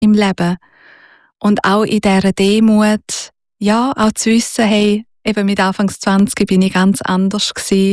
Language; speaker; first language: German; native; German